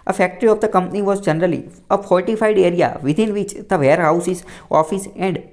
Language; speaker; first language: English; non-native, local second language; Gujarati